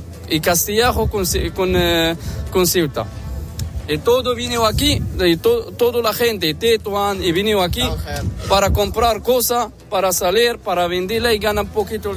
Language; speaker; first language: Spanish; non-native, learner; Arabic